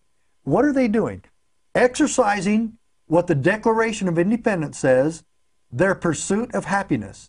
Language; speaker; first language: English; native; English